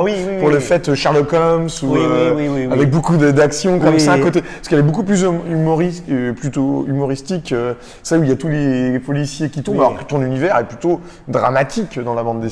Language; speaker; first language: French; native; French